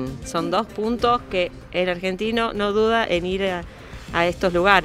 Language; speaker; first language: Spanish; native; Spanish